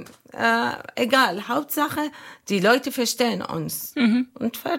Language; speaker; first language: German; non-native, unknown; Arabic